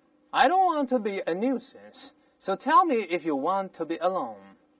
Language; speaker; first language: English; non-native, fluent; Chinese